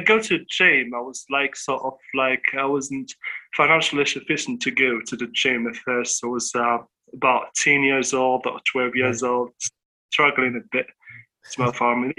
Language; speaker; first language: English; non-native, fluent; Arabic